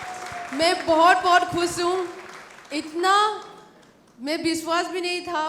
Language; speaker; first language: Hindi; non-native, local second language; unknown